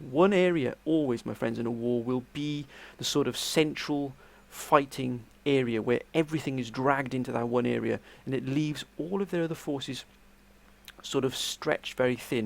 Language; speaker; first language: English; native; English